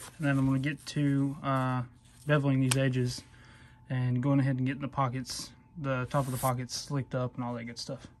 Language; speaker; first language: English; native; English